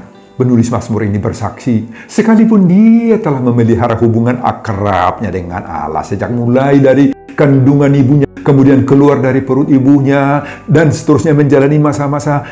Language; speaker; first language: Indonesian; non-native, local second language; Batak Toba